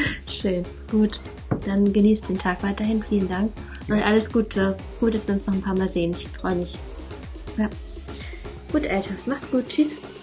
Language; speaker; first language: German; native; German